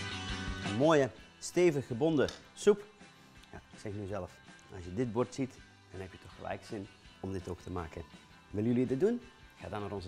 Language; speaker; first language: Dutch; native; Dutch